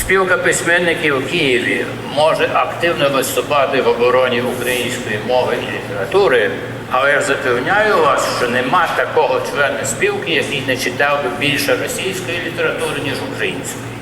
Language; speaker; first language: Ukrainian; non-native, local second language; Russian